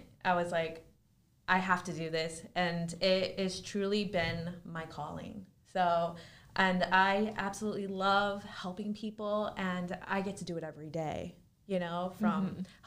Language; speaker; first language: English; native; English